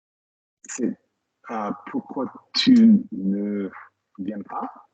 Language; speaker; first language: French; non-native, learner; English